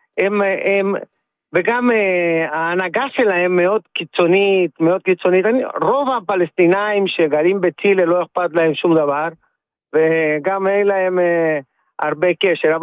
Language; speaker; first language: Hebrew; non-native, fluent; Spanish